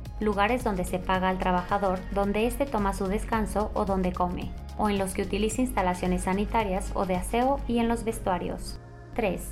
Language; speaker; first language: Spanish; native; Spanish